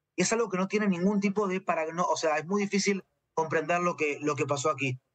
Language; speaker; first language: Spanish; native; Spanish